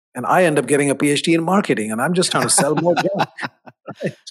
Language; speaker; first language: English; non-native, local second language; Hindi